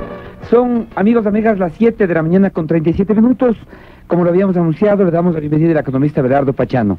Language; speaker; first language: Spanish; native; Spanish